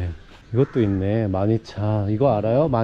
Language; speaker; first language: Korean; native; Korean